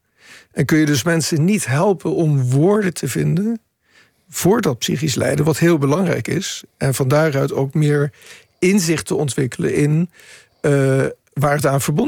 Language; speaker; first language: Dutch; native; Dutch